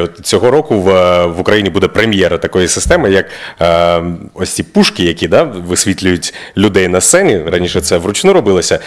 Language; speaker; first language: Ukrainian; native; Ukrainian